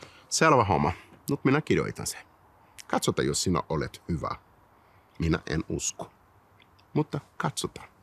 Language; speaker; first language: Finnish; non-native, fluent; Portuguese